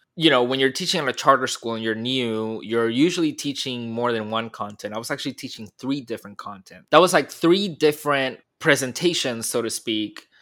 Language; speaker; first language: English; early bilingual, other home language; Spanish